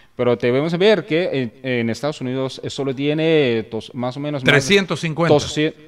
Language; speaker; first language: Spanish; non-native, fluent; Chinese